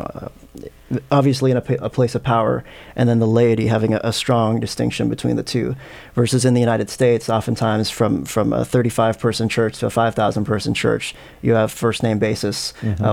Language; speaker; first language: English; non-native, local second language; Filipino